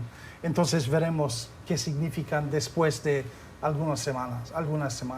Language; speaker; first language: Spanish; non-native, fluent; English